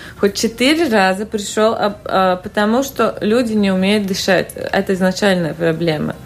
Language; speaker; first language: Russian; non-native, local second language; Latvian